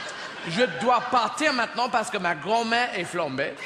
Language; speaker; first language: French; non-native, learner; English